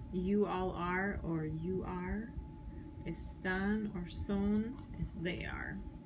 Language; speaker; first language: English; native; English